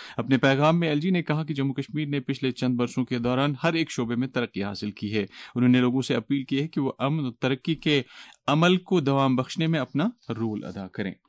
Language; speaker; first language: Urdu; non-native, local second language; Kashmiri